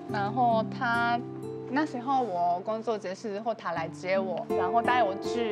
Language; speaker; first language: Chinese; non-native, fluent; Japanese